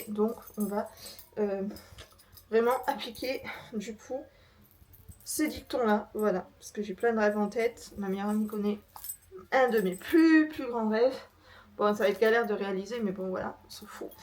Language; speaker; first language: French; native; French